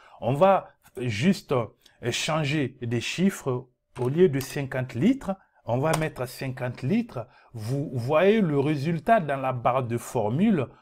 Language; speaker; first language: French; non-native, local second language; Dyula